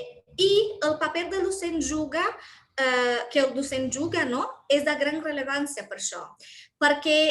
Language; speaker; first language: Catalan; non-native, fluent; Portuguese